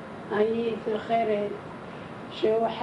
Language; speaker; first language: Hebrew; non-native, fluent; Arabic